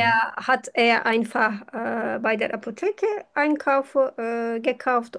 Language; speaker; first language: German; non-native, learner; Turkish